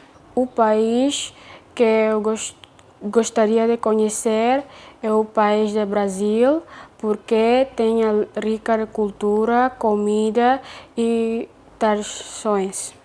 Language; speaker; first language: Portuguese; non-native, local second language; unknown